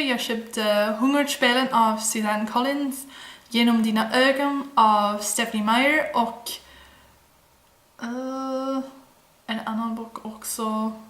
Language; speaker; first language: Swedish; non-native, learner; Dutch